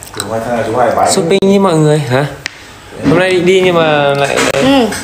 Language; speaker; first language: Vietnamese; native; Vietnamese